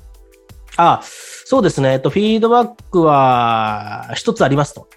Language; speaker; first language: Japanese; native; Japanese